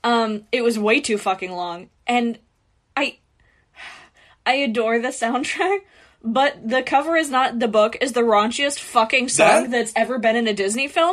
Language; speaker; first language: English; native; English